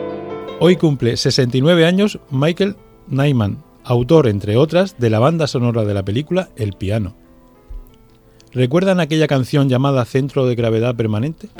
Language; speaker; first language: Spanish; native; Spanish